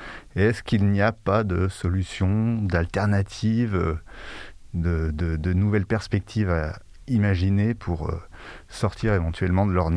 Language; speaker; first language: French; native; French